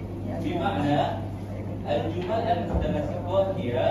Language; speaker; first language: Arabic; non-native, learner; Malay